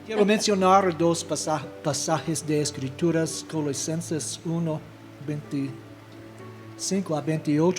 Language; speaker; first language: Spanish; non-native, fluent; English